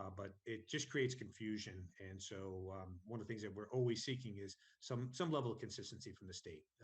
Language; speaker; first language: English; non-native, fluent; Spanish